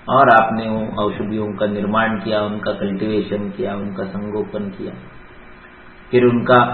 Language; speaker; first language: Hindi; non-native, local second language; Marathi